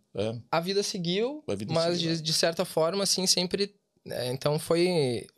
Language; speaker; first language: Portuguese; native; Portuguese